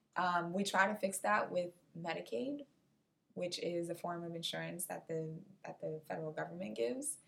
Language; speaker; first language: English; non-native, fluent; Portuguese